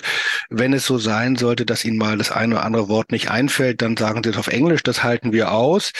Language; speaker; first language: German; native; German